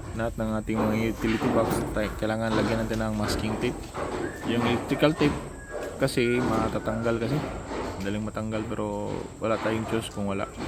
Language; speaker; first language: Filipino; non-native, local second language; Cebuano